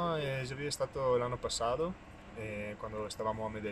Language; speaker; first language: Spanish; non-native, learner; Italian